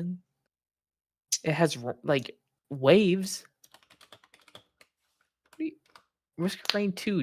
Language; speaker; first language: English; native; English